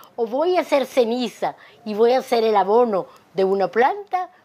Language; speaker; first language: Spanish; native; Spanish